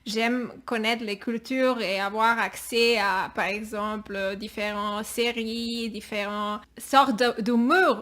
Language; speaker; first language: French; non-native, fluent; Catalan